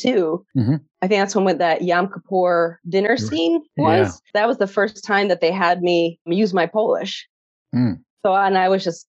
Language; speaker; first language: English; early bilingual, other home language; Polish